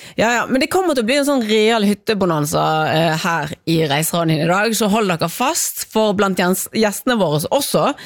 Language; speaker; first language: Norwegian; native; Norwegian